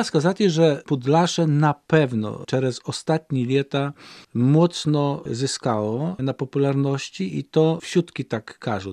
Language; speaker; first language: Polish; non-native, local second language; Ukrainian